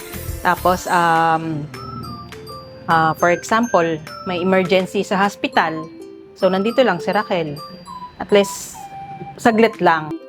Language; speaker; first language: Filipino; native; Filipino